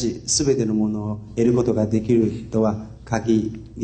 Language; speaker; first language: Japanese; non-native, fluent; Chinese